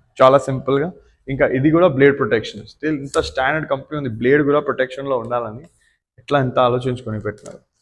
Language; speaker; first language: Telugu; non-native, learner; Gujarati